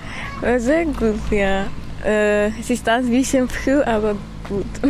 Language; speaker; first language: German; early bilingual, other home language; Armenian